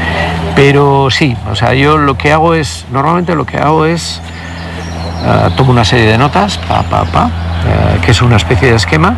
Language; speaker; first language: Spanish; native; Spanish